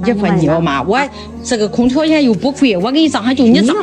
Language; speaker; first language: Chinese; native; Chinese